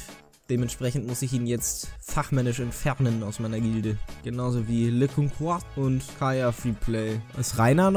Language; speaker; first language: German; native; German